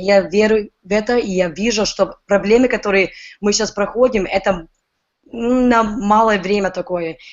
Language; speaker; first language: Russian; early bilingual, heritage; Russian